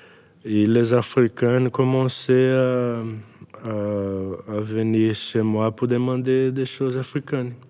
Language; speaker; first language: French; non-native, learner; Portuguese